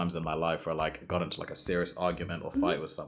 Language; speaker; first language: English; non-native, local second language; Shona